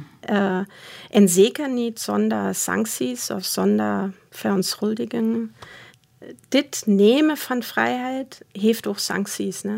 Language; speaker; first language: Dutch; non-native, fluent; German